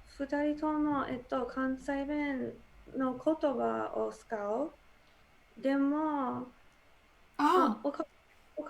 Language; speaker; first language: Japanese; non-native, learner; English